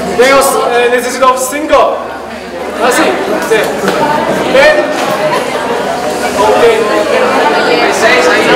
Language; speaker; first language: Spanish; non-native, learner; Chinese